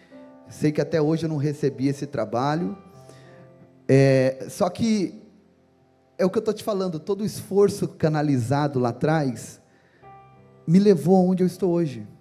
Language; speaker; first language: Portuguese; native; Portuguese